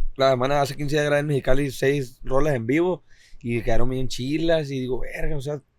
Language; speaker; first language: Spanish; native; Spanish